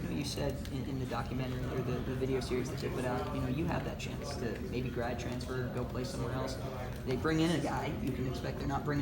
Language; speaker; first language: English; native; English